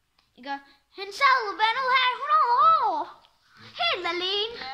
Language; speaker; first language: Danish; early bilingual, other home language; Arabic